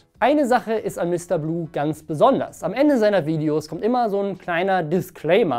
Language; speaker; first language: German; native; German